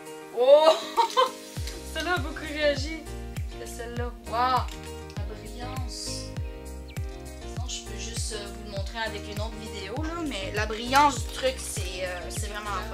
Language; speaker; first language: French; native; French